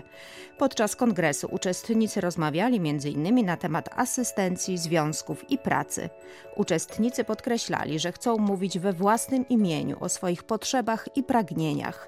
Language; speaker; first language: Polish; native; Polish